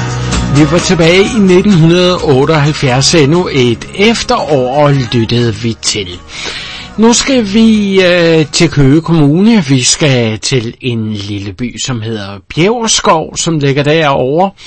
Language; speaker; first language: Danish; native; Danish